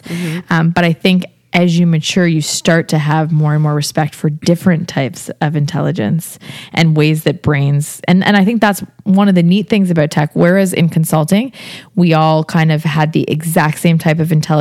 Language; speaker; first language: English; native; English